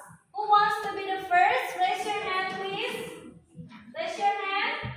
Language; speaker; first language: English; non-native, fluent; Indonesian